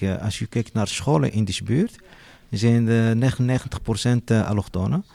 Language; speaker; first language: Dutch; non-native, learner; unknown